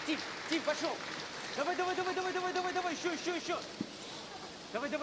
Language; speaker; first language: Russian; native; Russian